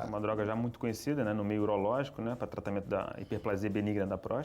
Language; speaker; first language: Portuguese; native; Portuguese